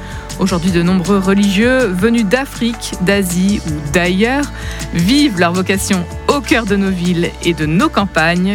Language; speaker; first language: French; native; French